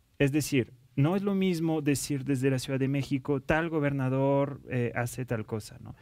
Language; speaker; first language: Spanish; non-native, fluent; French